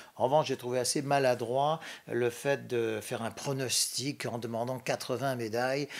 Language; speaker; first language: French; native; French